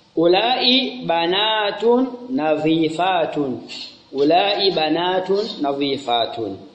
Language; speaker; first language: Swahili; native; Swahili